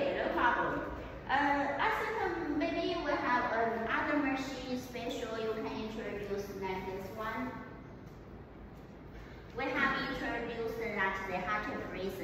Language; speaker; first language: English; non-native, learner; Chinese